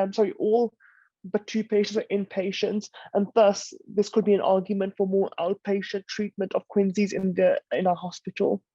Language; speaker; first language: English; native; English